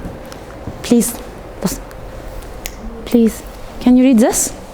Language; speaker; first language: English; non-native, fluent; Arabic